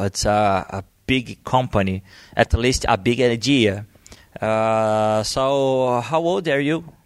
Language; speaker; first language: English; non-native, learner; Portuguese